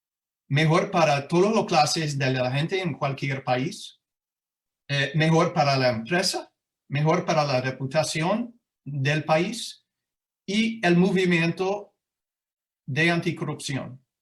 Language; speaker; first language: Spanish; non-native, fluent; English